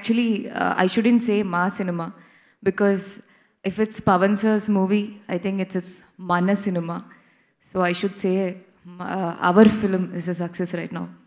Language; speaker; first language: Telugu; non-native, learner; Malayalam